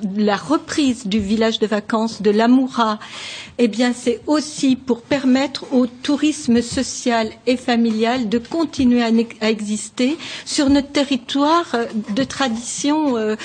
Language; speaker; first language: French; native; French